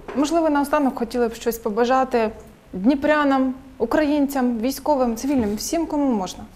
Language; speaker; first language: Ukrainian; native; Ukrainian